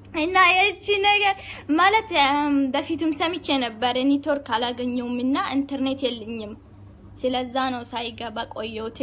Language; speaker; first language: Amharic; non-native, local second language; Oromo